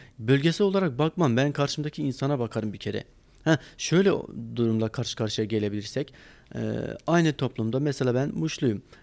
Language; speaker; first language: Turkish; non-native, local second language; Kurdish